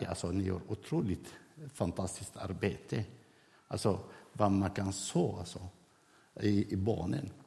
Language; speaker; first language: Swedish; non-native, fluent; Arabic